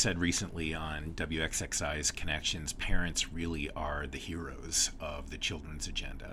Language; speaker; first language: English; native; English